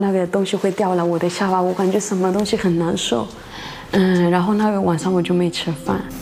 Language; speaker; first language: Chinese; non-native, fluent; Spanish